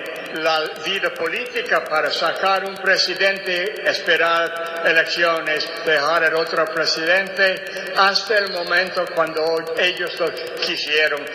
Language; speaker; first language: Spanish; non-native, fluent; English